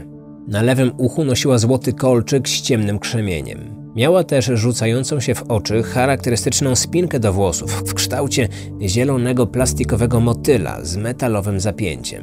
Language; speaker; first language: Polish; native; Polish